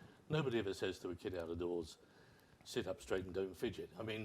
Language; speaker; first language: English; native; English